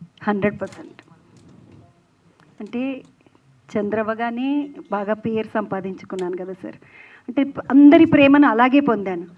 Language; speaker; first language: Telugu; native; Telugu